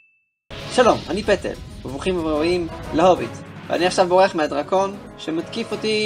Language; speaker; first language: Hebrew; native; Hebrew